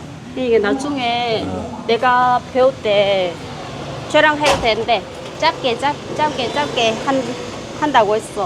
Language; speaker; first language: Korean; non-native, learner; Vietnamese